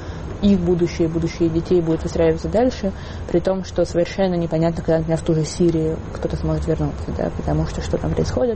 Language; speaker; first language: Russian; native; Russian